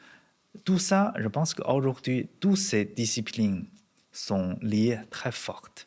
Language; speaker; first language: French; non-native, learner; Chinese